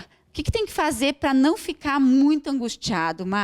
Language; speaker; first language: Portuguese; native; Portuguese